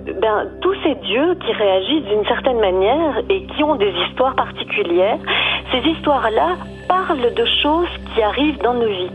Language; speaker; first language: French; native; French